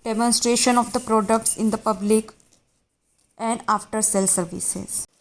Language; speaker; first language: English; non-native, local second language; Hindi